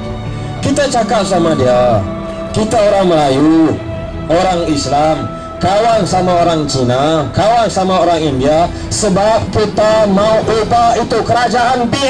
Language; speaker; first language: Malay; native; Malay